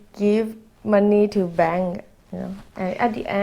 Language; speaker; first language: English; non-native, learner; Thai